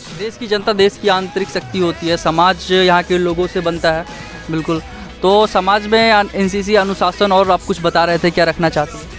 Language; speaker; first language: Hindi; native; Hindi